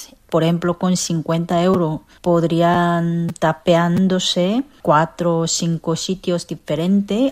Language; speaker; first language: Spanish; non-native, fluent; Korean